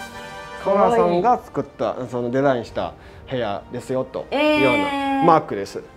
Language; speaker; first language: Japanese; non-native, fluent; Chinese